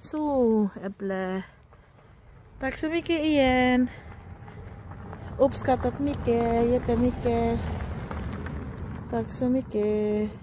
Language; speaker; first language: Swedish; non-native, learner; Filipino